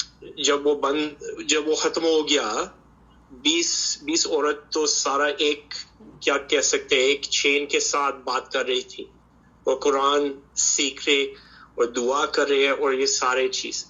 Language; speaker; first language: Hindi; early bilingual, heritage; Hindi